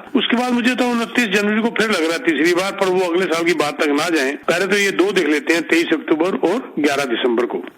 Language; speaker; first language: Hindi; native; Hindi